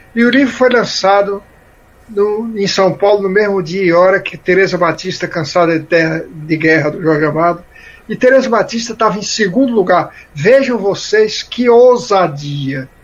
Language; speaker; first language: Portuguese; native; Portuguese